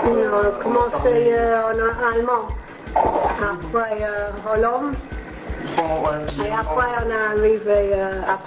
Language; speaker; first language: French; non-native, learner; English